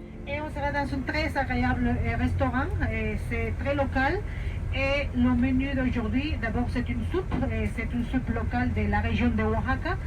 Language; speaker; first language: French; non-native, fluent; Spanish